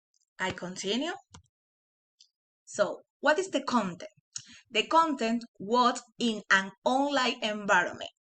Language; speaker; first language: English; non-native, learner; Spanish